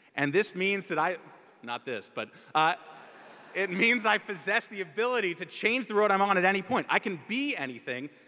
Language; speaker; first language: English; native; English